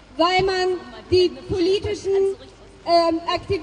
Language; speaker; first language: German; non-native, fluent; Persian